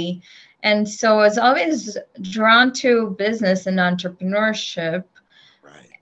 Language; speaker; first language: English; non-native, local second language; Gujarati